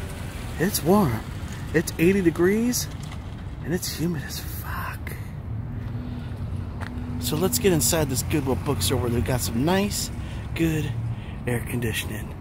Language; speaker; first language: English; native; English